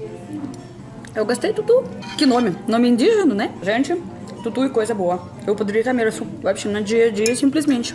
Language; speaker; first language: Portuguese; non-native, fluent; Russian